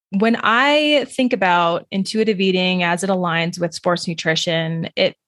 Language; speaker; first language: English; native; English